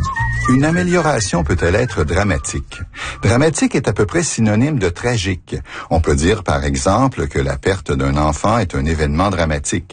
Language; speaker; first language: French; native; French